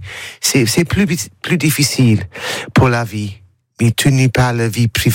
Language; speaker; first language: French; non-native, learner; English